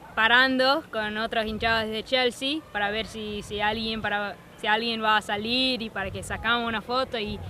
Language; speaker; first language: Spanish; non-native, fluent; English